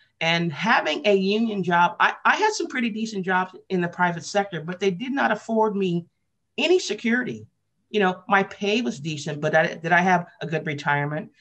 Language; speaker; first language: English; native; English